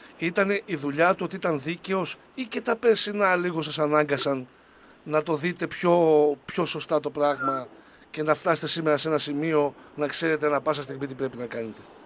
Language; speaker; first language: Greek; native; Greek